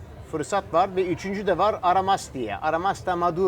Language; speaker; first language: Turkish; early bilingual, heritage; Turkish